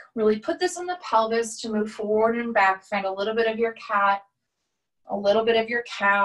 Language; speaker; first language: English; native; English